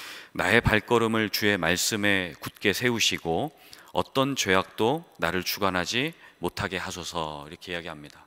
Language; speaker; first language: Korean; native; Korean